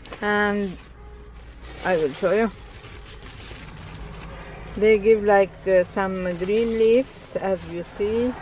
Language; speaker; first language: English; non-native, learner; Arabic